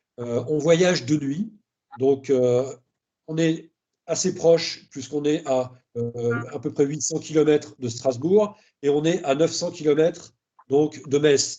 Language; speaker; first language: French; native; French